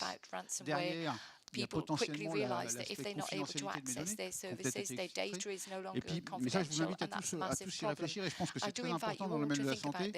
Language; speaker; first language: French; native; French